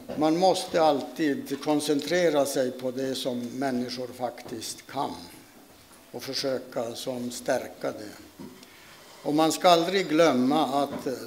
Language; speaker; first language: Swedish; non-native, local second language; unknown